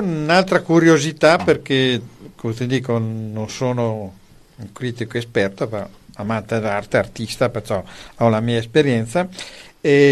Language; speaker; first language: Italian; native; Italian